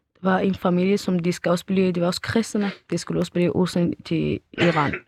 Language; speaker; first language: Danish; early bilingual, other home language; Kurdish